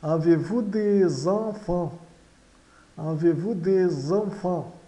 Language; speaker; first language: French; non-native, fluent; Portuguese